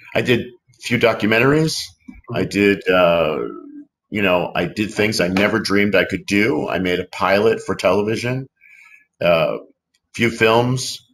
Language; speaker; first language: English; native; English